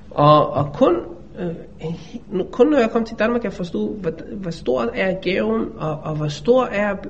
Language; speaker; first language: Danish; non-native, fluent; Hebrew